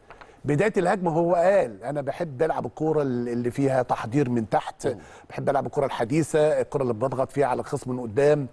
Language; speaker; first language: Arabic; native; Arabic